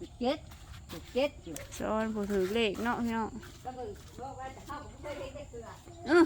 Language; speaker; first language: Thai; non-native, local second language; Northeastern Thai